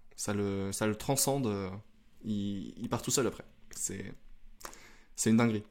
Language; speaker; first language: French; native; French